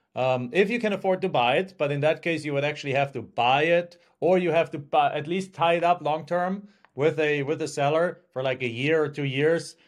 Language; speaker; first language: English; non-native, fluent; German